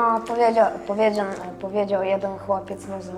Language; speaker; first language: Polish; early bilingual, other home language; Russian